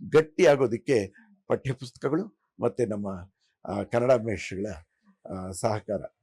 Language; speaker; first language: Kannada; native; Kannada